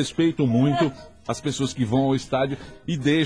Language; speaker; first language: Portuguese; native; Portuguese